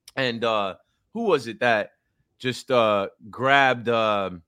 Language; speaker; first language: English; native; English